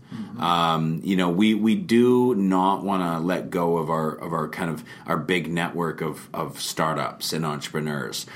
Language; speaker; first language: English; native; English